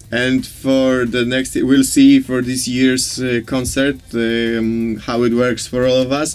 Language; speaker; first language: English; non-native, fluent; Polish